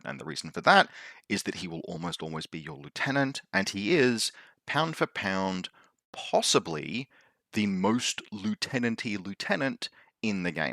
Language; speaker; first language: English; native; English